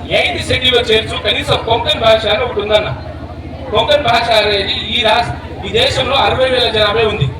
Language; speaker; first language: Telugu; non-native, local second language; Lambadi